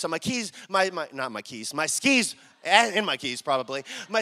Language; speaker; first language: English; native; English